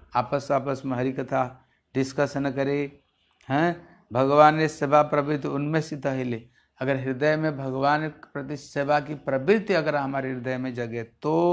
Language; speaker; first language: Hindi; non-native, local second language; Bangla